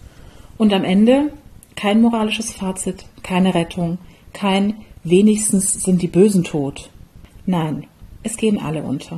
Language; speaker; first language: German; native; German